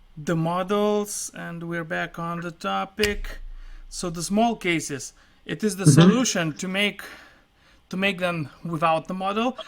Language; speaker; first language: English; non-native, fluent; Lithuanian